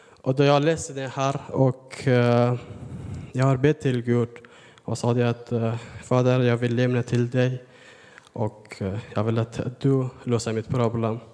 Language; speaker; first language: Swedish; non-native, learner; Persian